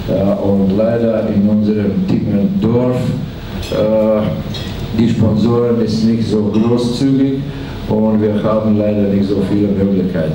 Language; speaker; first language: German; non-native, learner; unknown